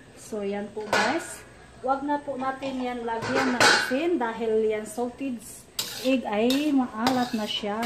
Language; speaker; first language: Filipino; non-native, local second language; Cebuano